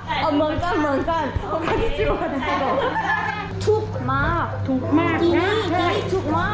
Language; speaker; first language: Thai; non-native, learner; Korean